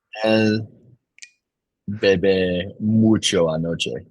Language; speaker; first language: Spanish; non-native, learner; English